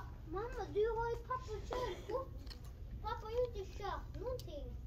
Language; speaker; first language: Swedish; early bilingual, other home language; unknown